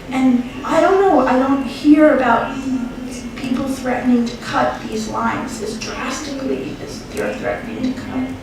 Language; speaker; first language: English; native; English